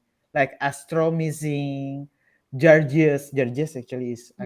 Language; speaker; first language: English; non-native, learner; Indonesian